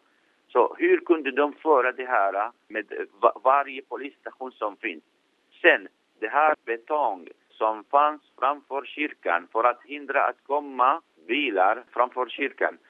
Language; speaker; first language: Swedish; non-native, fluent; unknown